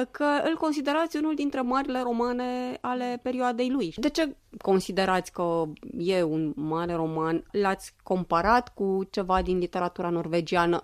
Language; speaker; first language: Romanian; native; Romanian